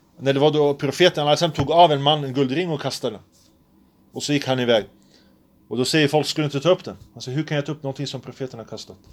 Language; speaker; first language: Swedish; early bilingual, other home language; Arabic